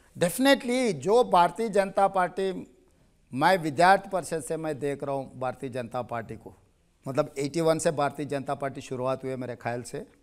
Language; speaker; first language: Hindi; non-native, local second language; Telugu